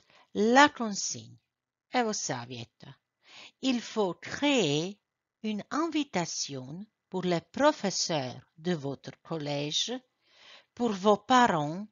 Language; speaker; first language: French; non-native, fluent; Croatian